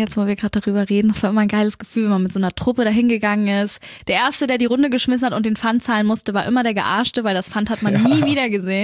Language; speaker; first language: German; native; German